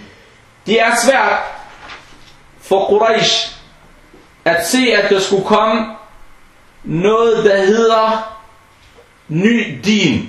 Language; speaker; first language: Danish; non-native, fluent; Arabic